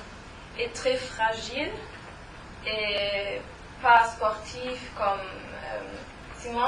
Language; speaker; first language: French; non-native, learner; German